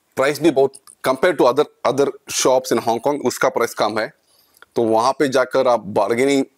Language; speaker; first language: Hindi; non-native, local second language; Kannada